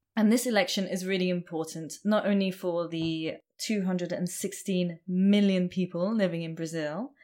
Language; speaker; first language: English; native; English